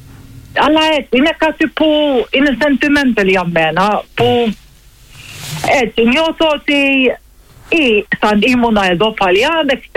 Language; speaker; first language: Greek; non-native, learner; Maltese